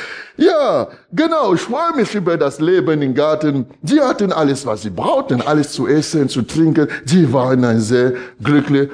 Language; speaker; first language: German; non-native, fluent; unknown